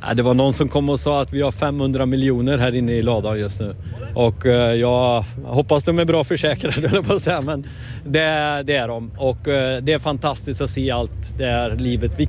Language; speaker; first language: Swedish; native; Swedish